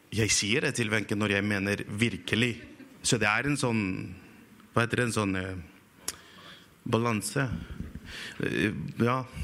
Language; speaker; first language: Norwegian; non-native, fluent; Spanish